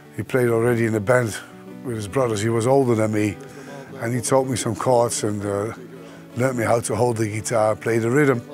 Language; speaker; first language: English; non-native, fluent; Dutch